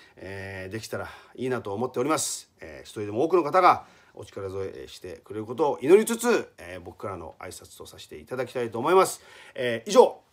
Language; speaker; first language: Japanese; native; Japanese